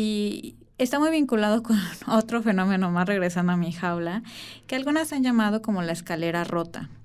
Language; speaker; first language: Spanish; native; Spanish